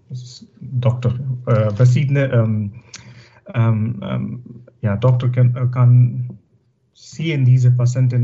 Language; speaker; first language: German; non-native, learner; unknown